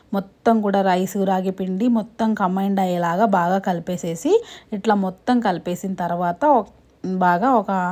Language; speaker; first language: Telugu; non-native, local second language; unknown